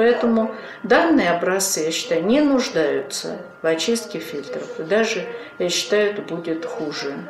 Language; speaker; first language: Russian; native; Russian